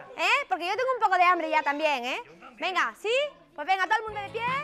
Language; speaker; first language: Spanish; native; Spanish